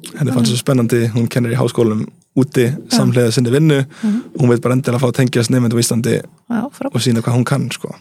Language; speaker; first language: Icelandic; early bilingual, heritage; Icelandic